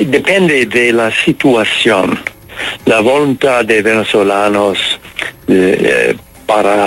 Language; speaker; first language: Spanish; non-native, fluent; English